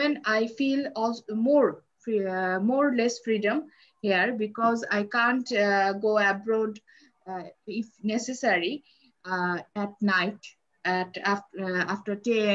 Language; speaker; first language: English; non-native, learner; Bangla